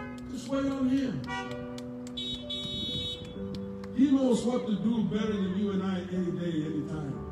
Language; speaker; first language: English; early bilingual, other home language; Spanish